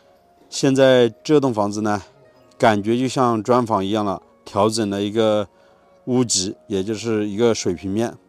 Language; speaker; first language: Chinese; native; Chinese